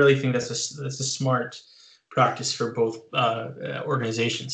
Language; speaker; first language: English; native; English